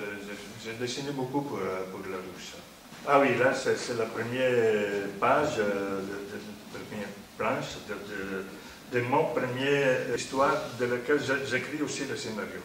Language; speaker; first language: French; non-native, fluent; Italian